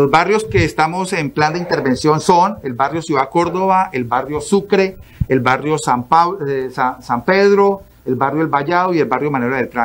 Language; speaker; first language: Spanish; native; Spanish